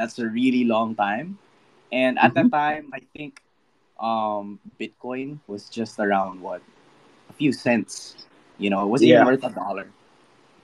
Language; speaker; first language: English; non-native, local second language; Filipino